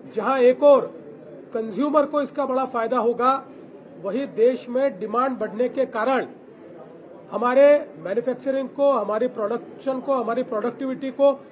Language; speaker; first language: Hindi; non-native, local second language; Marathi